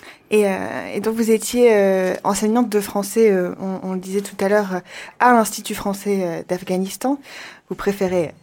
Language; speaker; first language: French; native; French